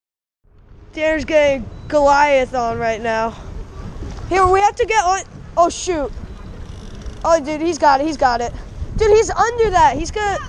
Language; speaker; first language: English; native; English